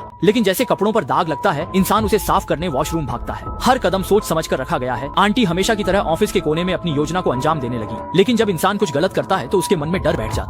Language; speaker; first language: Hindi; native; Hindi